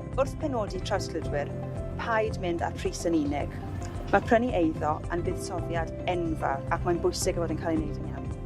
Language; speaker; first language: Welsh; non-native, local second language; English